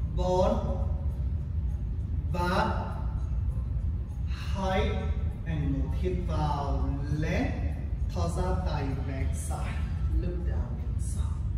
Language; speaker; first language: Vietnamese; non-native, learner; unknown